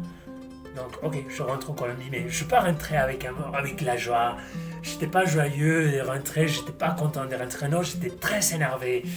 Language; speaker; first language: French; non-native, fluent; Spanish